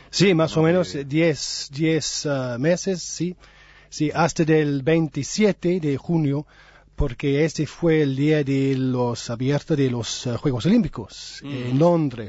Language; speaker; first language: Spanish; non-native, learner; English